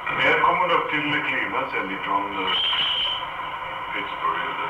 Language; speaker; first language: Swedish; non-native, fluent; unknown